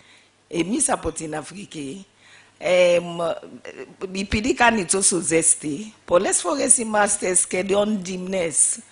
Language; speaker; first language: Greek; non-native, fluent; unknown